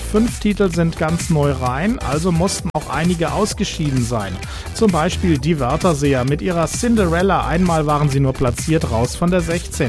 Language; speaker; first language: German; native; German